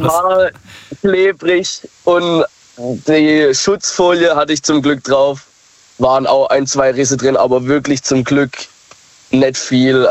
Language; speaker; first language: German; native; German